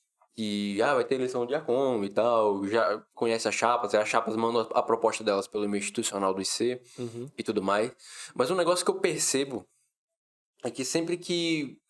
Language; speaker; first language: Portuguese; native; Portuguese